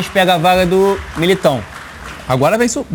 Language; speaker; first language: Portuguese; native; Portuguese